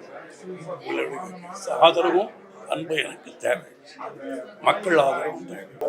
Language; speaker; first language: Tamil; native; Tamil